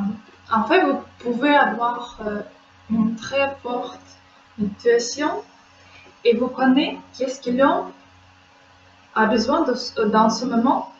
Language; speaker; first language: French; non-native, fluent; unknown